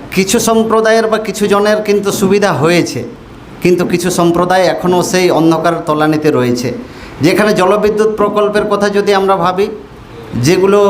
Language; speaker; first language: Bangla; non-native, local second language; Santali